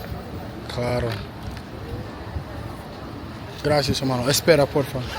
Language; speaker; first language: Spanish; non-native, learner; English